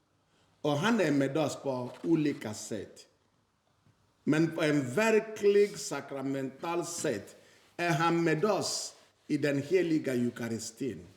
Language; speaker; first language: Swedish; non-native, fluent; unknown